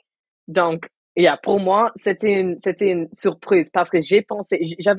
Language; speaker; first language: French; non-native, local second language; English